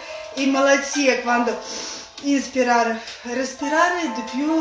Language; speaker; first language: Italian; non-native, learner; Russian